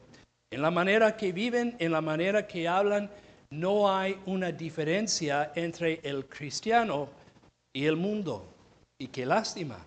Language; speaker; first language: Spanish; non-native, fluent; English